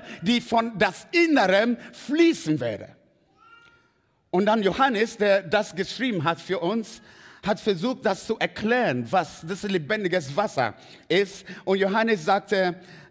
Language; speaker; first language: German; non-native, fluent; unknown